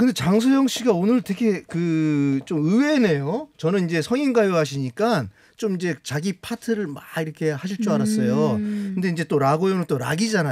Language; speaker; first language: Korean; native; Korean